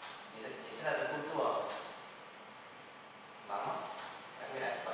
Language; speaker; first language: Chinese; non-native, fluent; Vietnamese